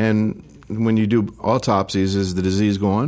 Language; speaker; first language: English; native; English